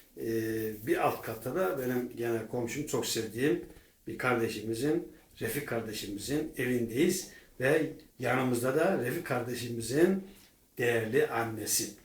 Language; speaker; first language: Turkish; native; Turkish